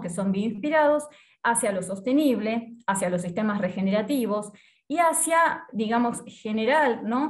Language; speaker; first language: Spanish; native; Spanish